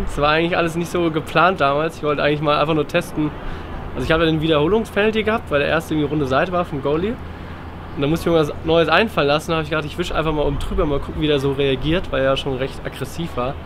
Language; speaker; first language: German; native; German